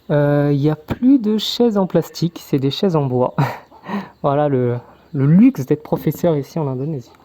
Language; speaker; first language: French; native; French